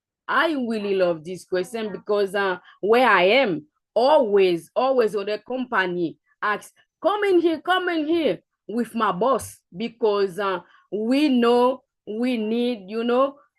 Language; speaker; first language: English; non-native, learner; Haitian Creole